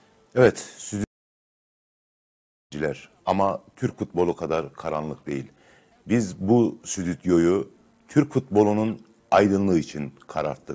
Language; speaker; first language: Turkish; native; Turkish